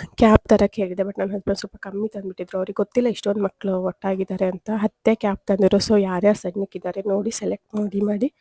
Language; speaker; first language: Kannada; non-native, local second language; Tulu